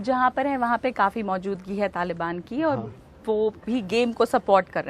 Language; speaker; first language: Hindi; native; Hindi